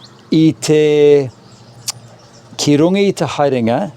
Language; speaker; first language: Māori; non-native, local second language; English